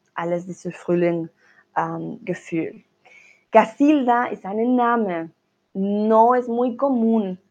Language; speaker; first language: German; non-native, learner; Spanish